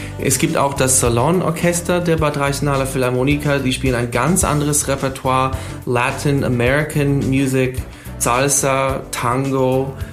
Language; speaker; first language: German; non-native, fluent; English